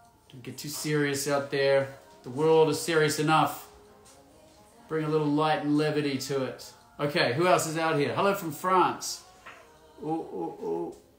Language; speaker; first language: English; native; English